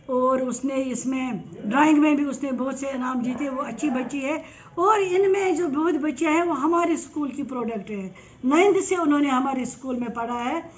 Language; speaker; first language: Hindi; non-native, local second language; Kashmiri